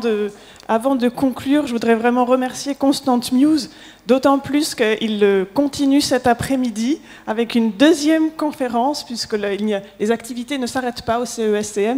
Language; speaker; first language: French; native; French